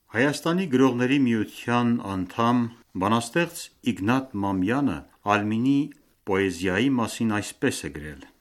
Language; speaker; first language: Armenian; early bilingual, heritage; Armenian